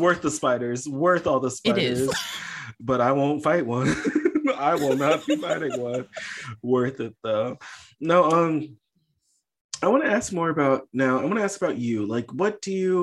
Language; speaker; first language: English; native; English